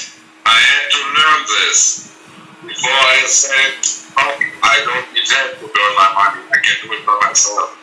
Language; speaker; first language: English; non-native, fluent; German